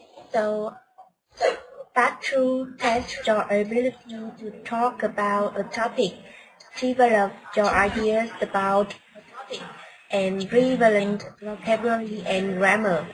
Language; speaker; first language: English; non-native, learner; Vietnamese